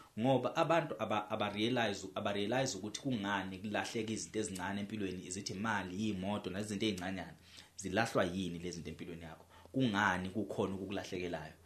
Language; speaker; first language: Zulu; native; Zulu